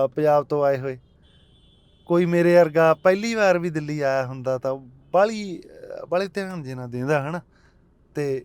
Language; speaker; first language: Punjabi; native; Punjabi